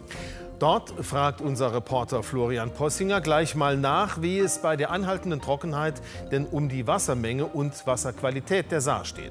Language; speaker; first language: German; native; German